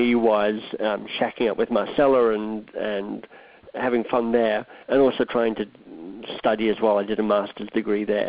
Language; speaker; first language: English; native; English